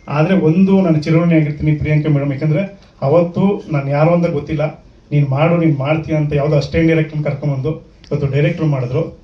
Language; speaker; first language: Kannada; native; Kannada